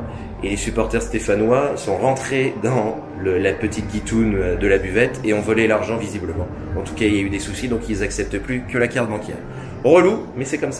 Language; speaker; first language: French; native; French